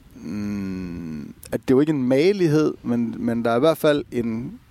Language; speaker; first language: Danish; native; Danish